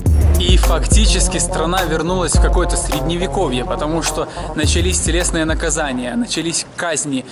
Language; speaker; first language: Russian; native; Russian